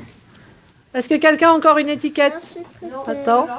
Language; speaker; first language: French; native; French